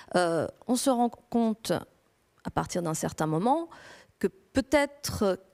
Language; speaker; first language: French; non-native, fluent; Greek